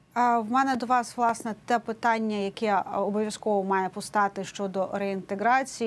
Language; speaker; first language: Ukrainian; native; Ukrainian